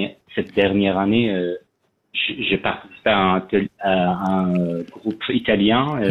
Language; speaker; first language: French; non-native, learner; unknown